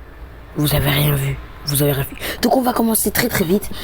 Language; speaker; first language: French; native; French